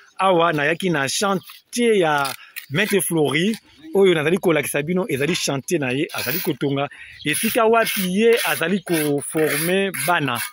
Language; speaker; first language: Lingala; native; Lingala